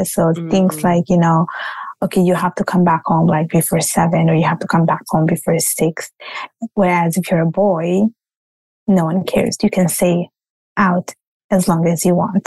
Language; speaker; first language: English; non-native, fluent; Italian